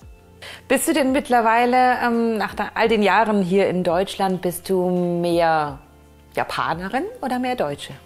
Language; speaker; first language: German; native; German